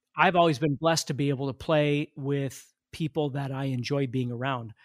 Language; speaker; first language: English; native; English